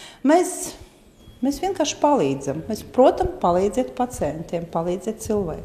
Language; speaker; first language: Latvian; non-native, local second language; Russian